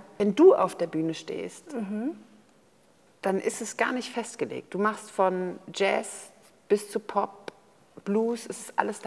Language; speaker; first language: German; native; German